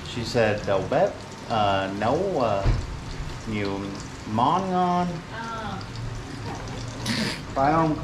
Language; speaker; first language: Vietnamese; non-native, learner; English